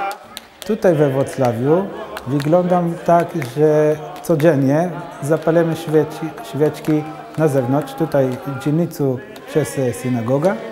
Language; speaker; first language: Polish; non-native, learner; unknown